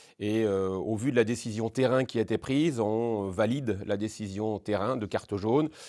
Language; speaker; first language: French; native; French